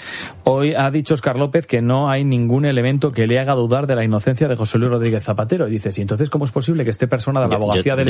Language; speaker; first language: Spanish; native; Spanish